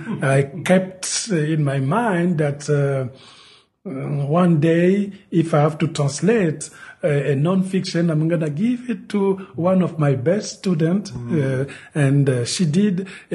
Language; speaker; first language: English; non-native, fluent; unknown